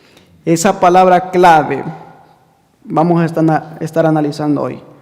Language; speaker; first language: Spanish; native; Spanish